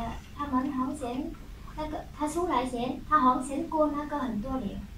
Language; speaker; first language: Chinese; non-native, learner; Vietnamese